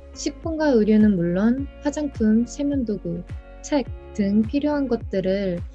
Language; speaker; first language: Korean; early bilingual, other home language; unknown